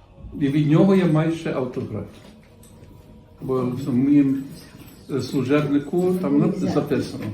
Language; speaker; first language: Ukrainian; early bilingual, heritage; Ukrainian